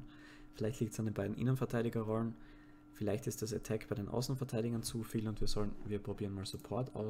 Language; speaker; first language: German; native; German